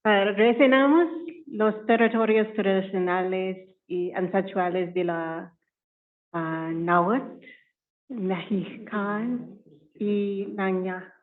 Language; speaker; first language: Spanish; non-native, learner; English